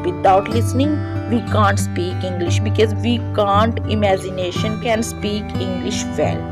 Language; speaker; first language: English; non-native, learner; Hindi